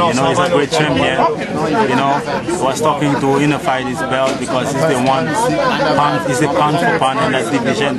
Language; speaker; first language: English; non-native, fluent; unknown